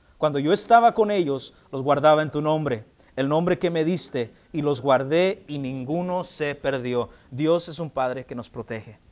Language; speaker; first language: Spanish; early bilingual, heritage; Spanish